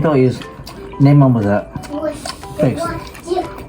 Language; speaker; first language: English; non-native, learner; Japanese